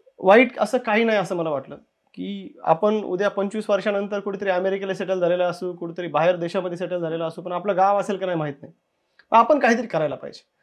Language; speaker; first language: Marathi; native; Marathi